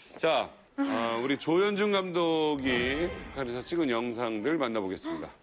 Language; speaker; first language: Korean; native; Korean